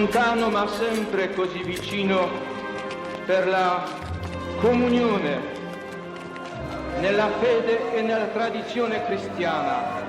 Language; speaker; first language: Italian; non-native, fluent; Polish